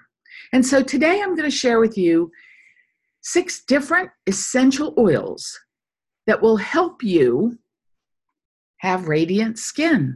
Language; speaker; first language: English; native; English